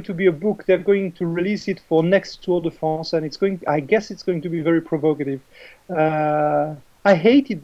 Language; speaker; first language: English; non-native, fluent; French